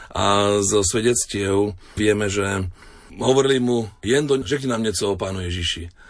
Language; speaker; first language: Slovak; native; Slovak